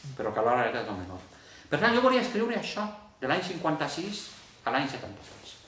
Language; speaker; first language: Catalan; early bilingual, heritage; Catalan